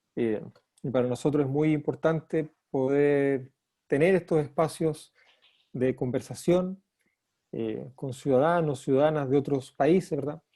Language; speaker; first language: Spanish; native; Spanish